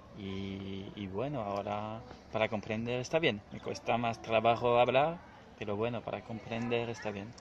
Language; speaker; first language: Spanish; non-native, learner; French